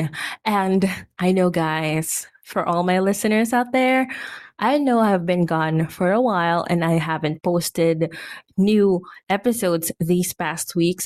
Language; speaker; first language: English; non-native, local second language; Filipino